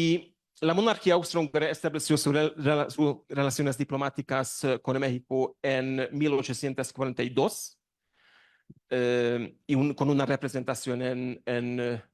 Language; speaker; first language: Spanish; non-native, learner; Hungarian